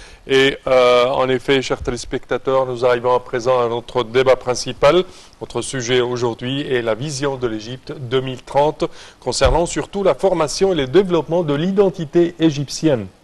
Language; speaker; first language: French; non-native, fluent; Arabic